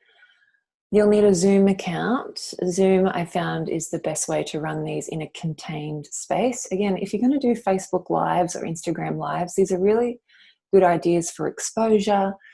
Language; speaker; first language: English; native; English